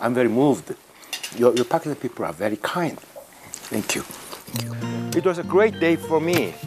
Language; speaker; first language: English; non-native, learner; Korean